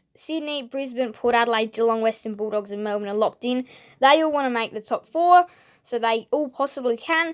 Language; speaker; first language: English; native; English